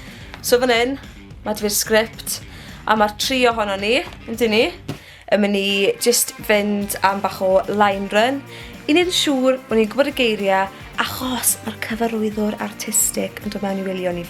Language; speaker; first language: Welsh; native; Welsh